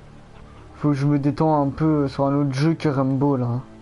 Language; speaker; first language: French; native; French